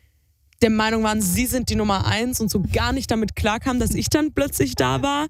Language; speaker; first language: German; native; German